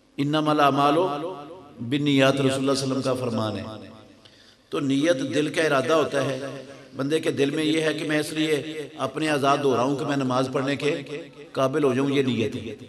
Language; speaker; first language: Urdu; non-native, local second language; Punjabi